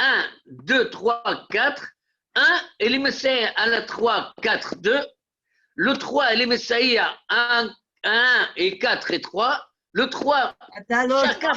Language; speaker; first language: French; native; French